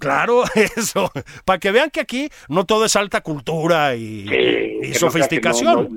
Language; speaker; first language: Spanish; native; Spanish